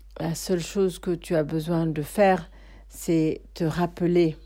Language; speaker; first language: French; non-native, fluent; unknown